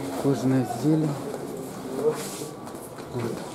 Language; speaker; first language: Russian; native; Russian